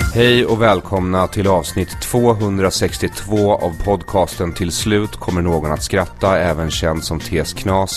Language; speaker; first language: Swedish; native; Swedish